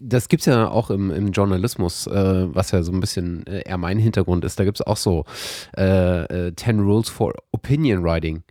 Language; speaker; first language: German; native; German